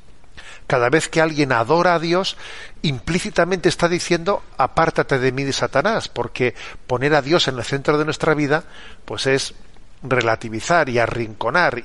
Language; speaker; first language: Spanish; native; Spanish